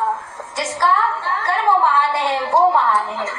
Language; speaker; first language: Hindi; native; Hindi